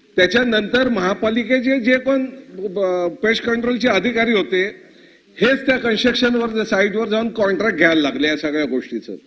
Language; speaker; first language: Marathi; native; Marathi